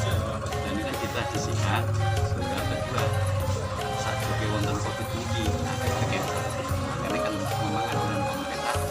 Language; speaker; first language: Indonesian; non-native, local second language; Javanese